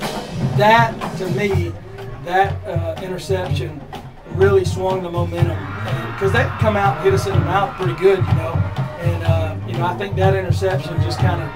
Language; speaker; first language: English; native; English